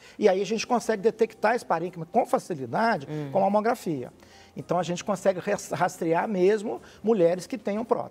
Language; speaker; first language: Portuguese; native; Portuguese